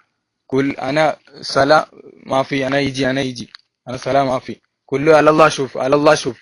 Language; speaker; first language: Arabic; non-native, learner; Malayalam